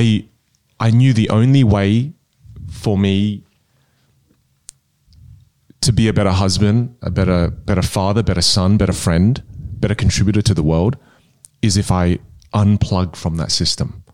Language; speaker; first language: English; non-native, local second language; Min Nan Chinese